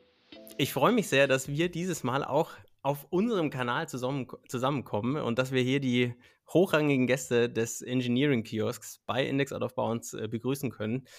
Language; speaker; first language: German; native; German